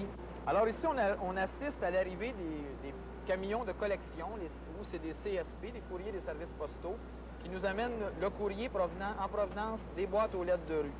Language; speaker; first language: French; native; French